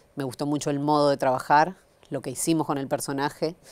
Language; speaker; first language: Spanish; native; Spanish